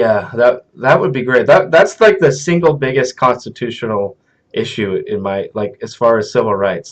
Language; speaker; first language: English; native; English